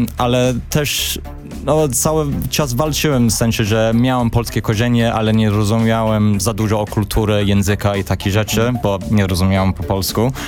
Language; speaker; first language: Polish; non-native, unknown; English